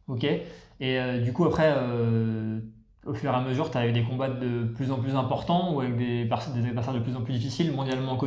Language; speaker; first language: French; native; French